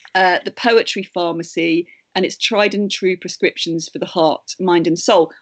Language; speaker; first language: English; native; English